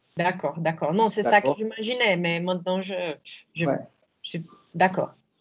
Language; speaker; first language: French; non-native, fluent; Portuguese